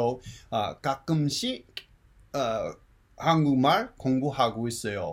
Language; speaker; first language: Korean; non-native, fluent; English